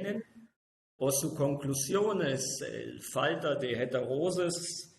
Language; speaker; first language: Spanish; non-native, fluent; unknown